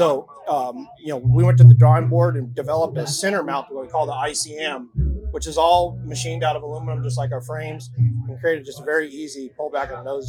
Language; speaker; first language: English; native; English